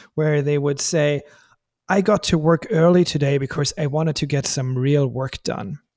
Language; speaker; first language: English; non-native, fluent; German